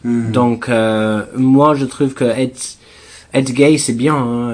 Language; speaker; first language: French; non-native, learner; English